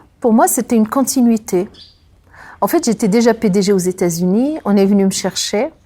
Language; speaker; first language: French; non-native, local second language; Arabic